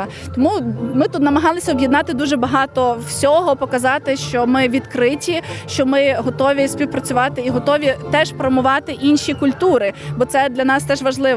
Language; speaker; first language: Ukrainian; native; Ukrainian